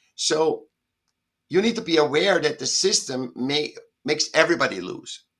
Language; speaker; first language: English; non-native, fluent; German